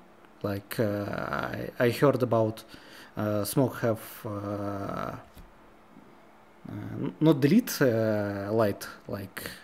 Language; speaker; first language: English; non-native, learner; Russian